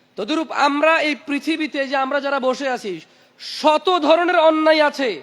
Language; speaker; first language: Bangla; early bilingual, heritage; Bangla